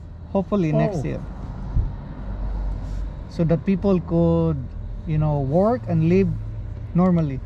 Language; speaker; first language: English; non-native, local second language; Filipino